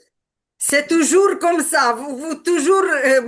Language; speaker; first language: French; non-native, learner; Ukrainian